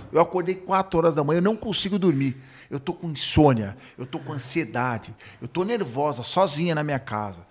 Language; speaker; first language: Portuguese; early bilingual, other home language; Hebrew